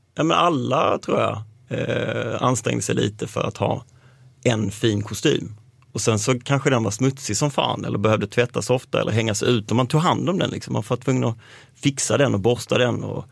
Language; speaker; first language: Swedish; native; Swedish